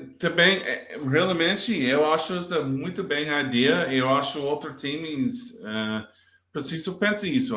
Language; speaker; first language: Portuguese; non-native, learner; English